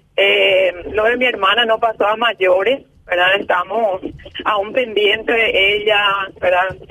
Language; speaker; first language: Spanish; native; Spanish